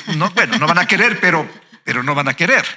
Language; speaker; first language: Spanish; native; Spanish